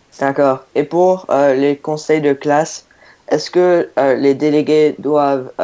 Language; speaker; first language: French; non-native, fluent; English